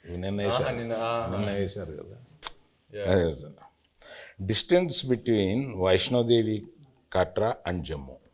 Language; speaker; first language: Telugu; native; Telugu